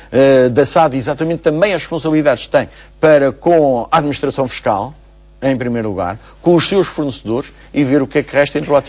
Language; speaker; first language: Portuguese; native; Portuguese